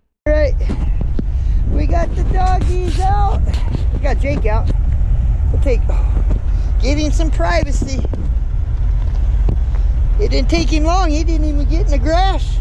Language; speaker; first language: English; native; English